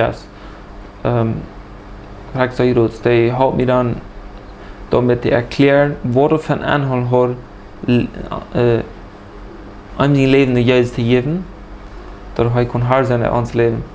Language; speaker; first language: German; early bilingual, heritage; Plautdietsch